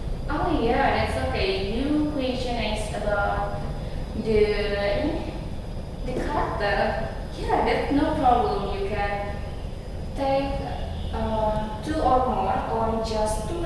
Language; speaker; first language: English; non-native, learner; Indonesian